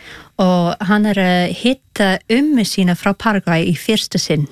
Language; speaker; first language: Icelandic; non-native, learner; Spanish